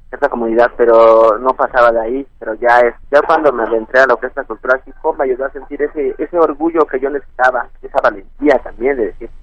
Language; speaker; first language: Spanish; non-native, local second language; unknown